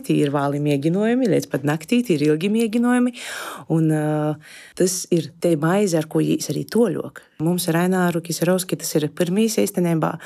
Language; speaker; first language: Latvian; native; Latvian